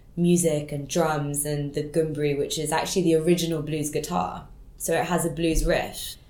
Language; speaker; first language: English; non-native, local second language; French